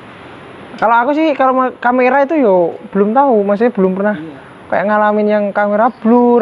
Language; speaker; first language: Indonesian; native; Indonesian